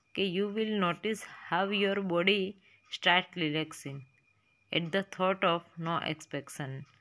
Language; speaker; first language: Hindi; non-native, local second language; Gujarati